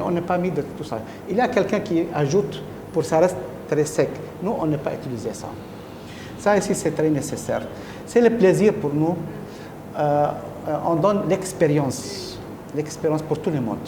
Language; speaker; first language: French; non-native, learner; Arabic